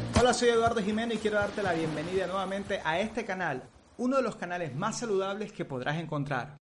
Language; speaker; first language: Spanish; native; Spanish